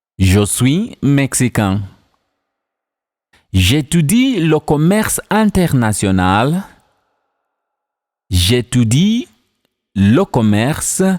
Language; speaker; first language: French; non-native, fluent; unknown